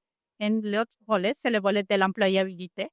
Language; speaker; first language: French; non-native, fluent; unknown